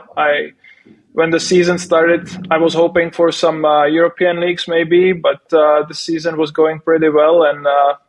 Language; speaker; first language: English; non-native, fluent; Czech